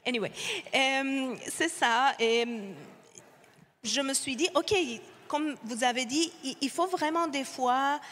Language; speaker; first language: French; non-native, fluent; Persian